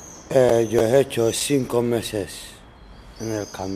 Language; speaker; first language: Spanish; non-native, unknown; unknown